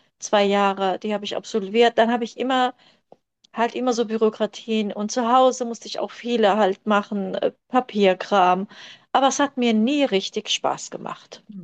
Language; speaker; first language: German; early bilingual, other home language; Turkish